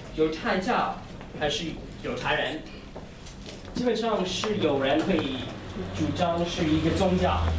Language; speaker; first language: Chinese; non-native, fluent; English